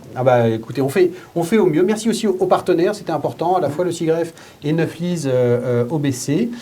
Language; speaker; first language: French; native; French